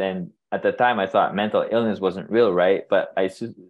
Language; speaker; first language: English; non-native, local second language; Filipino